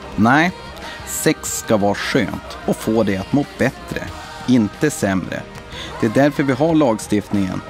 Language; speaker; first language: Swedish; native; Swedish